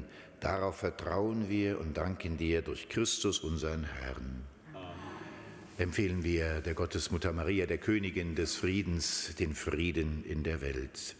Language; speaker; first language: German; native; German